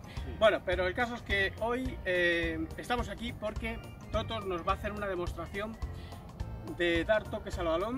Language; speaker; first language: Spanish; native; Spanish